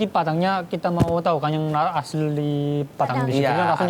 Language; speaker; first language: Indonesian; non-native, fluent; Korean